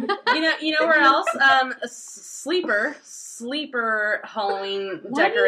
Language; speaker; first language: English; native; English